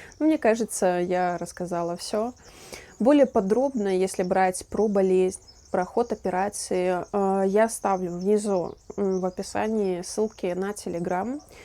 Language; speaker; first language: Russian; native; Russian